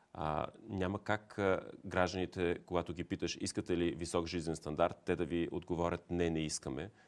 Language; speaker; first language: Bulgarian; native; Bulgarian